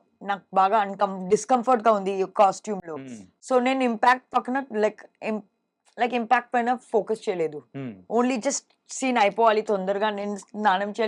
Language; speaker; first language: Telugu; non-native, learner; Hindi